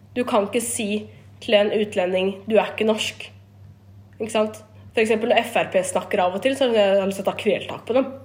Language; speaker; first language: Norwegian; early bilingual, other home language; Kurdish